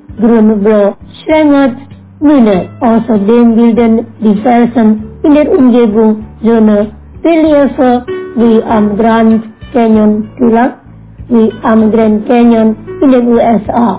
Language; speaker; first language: German; non-native, learner; Indonesian